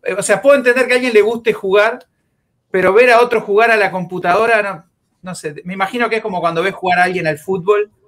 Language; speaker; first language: Spanish; native; Spanish